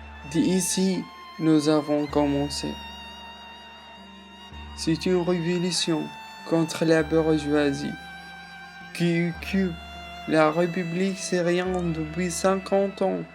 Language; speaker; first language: French; non-native, fluent; Arabic